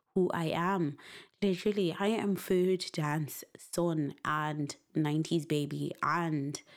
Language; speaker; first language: English; non-native, local second language; Shona